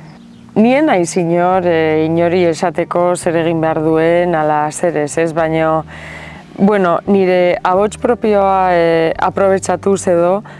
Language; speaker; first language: Basque; non-native, local second language; Spanish